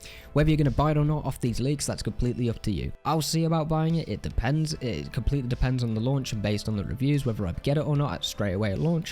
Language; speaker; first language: English; native; English